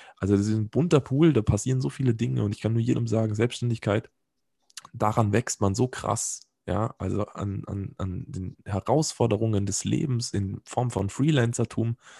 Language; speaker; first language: German; native; German